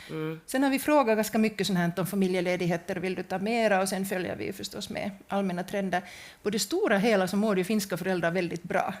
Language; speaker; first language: Swedish; native; Swedish